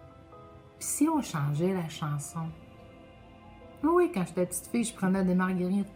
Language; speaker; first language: French; native; French